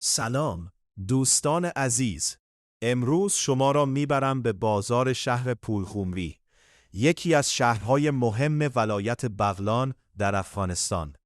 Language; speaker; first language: Persian; native; Persian